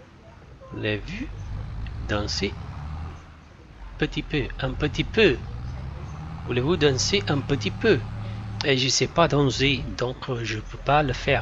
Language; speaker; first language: French; non-native, fluent; Italian